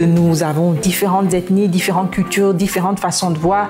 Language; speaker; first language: French; native; French